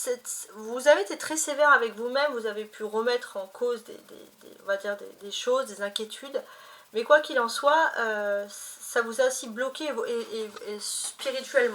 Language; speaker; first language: French; native; French